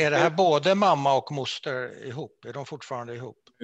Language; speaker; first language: Swedish; native; Swedish